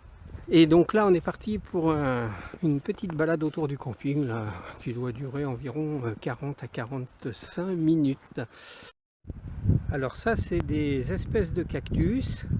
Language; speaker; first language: French; native; French